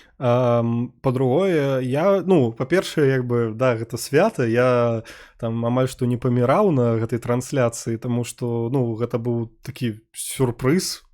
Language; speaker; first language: Belarusian; non-native, local second language; Russian